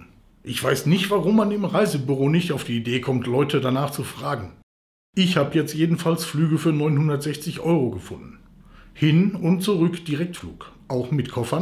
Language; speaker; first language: German; native; German